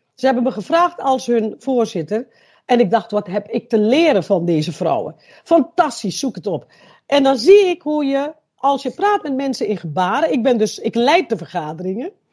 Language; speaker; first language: Dutch; native; Dutch